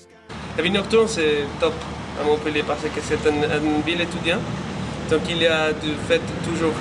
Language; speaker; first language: French; non-native, fluent; Spanish